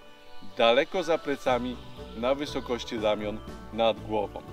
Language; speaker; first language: Polish; native; Polish